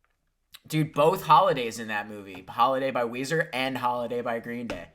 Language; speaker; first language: English; native; English